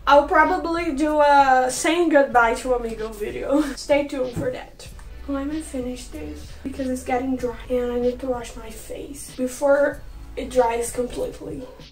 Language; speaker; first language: English; non-native, fluent; Portuguese